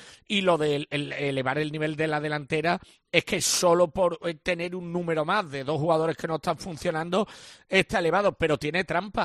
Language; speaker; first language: Spanish; native; Spanish